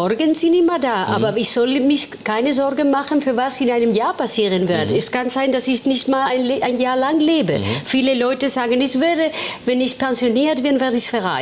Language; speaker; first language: German; non-native, fluent; Spanish